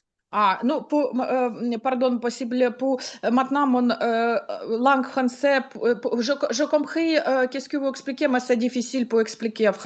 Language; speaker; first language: French; non-native, learner; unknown